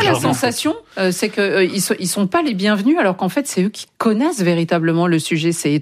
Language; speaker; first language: French; native; French